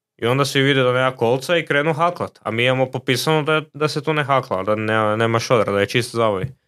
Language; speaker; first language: Croatian; native; Croatian